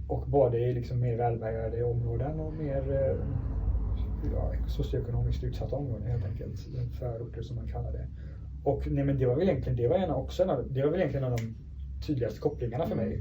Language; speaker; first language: Swedish; early bilingual, other home language; Persian